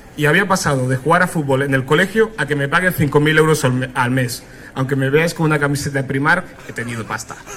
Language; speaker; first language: Spanish; early bilingual, other home language; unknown